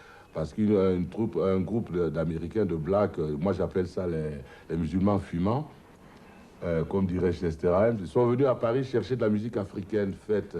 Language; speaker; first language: French; non-native, local second language; Duala